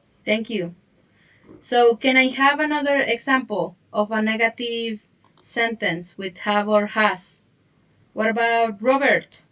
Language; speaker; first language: English; non-native, fluent; Spanish